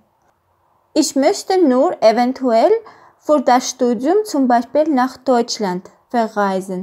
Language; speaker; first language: German; non-native, learner; Armenian